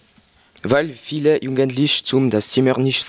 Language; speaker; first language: German; non-native, learner; French